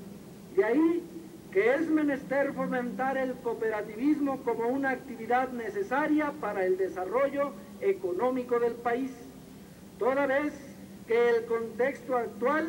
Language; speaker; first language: Spanish; native; Spanish